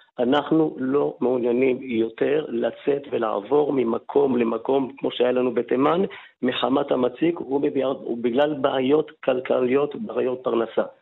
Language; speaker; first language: Hebrew; non-native, fluent; Arabic